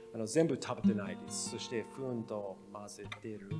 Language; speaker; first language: Japanese; non-native, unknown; English